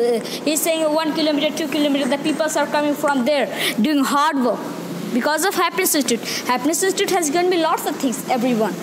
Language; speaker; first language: English; non-native, learner; Hindi